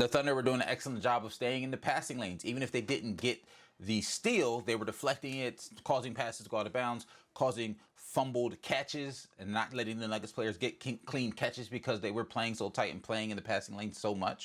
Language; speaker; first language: English; native; English